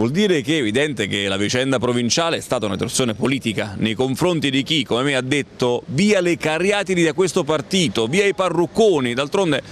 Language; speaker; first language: Italian; native; Italian